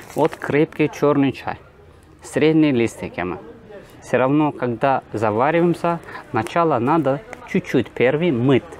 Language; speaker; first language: Russian; non-native, learner; Turkish